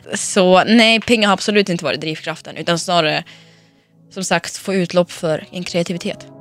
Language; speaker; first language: Swedish; early bilingual, other home language; Russian